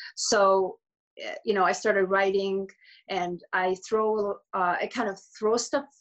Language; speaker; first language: English; early bilingual, other home language; Georgian